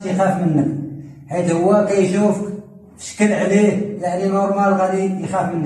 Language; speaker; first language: Arabic; native; Arabic